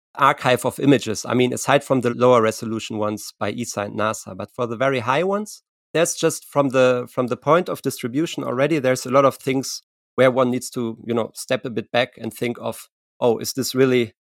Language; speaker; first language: English; non-native, fluent; German